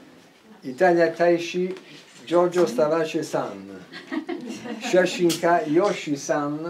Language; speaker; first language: Japanese; non-native, learner; Italian